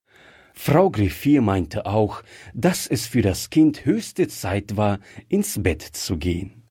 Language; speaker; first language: German; native; German